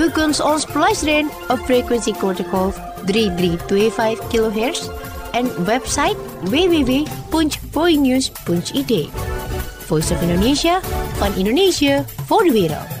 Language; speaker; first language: Dutch; non-native, fluent; Indonesian